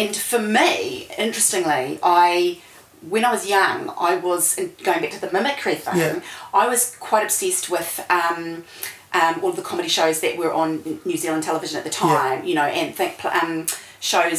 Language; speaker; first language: English; native; English